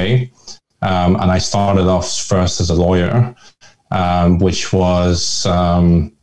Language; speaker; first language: English; early bilingual, other home language; Hakka Chinese